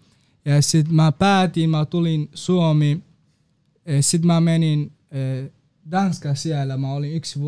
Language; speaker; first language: Finnish; non-native, learner; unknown